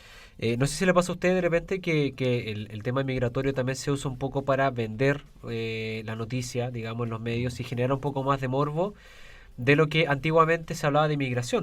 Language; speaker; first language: Spanish; native; Spanish